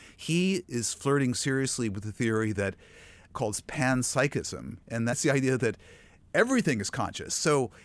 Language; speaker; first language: English; native; English